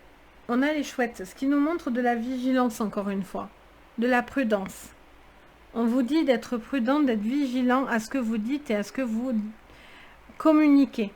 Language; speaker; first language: French; native; French